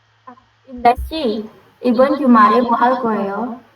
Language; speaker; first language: Korean; non-native, learner; Indonesian